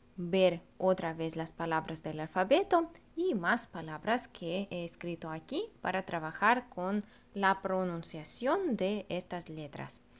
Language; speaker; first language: Spanish; non-native, fluent; Russian